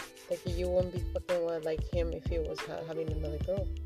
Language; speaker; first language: English; early bilingual, other home language; Spanish